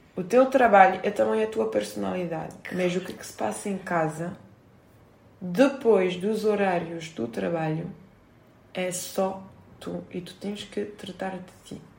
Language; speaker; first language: Portuguese; non-native, fluent; French